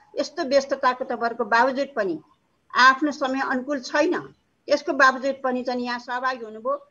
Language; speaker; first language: Nepali; non-native, local second language; Newari